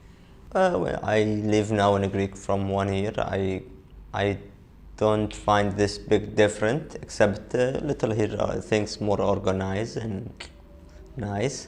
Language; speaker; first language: English; non-native, learner; Arabic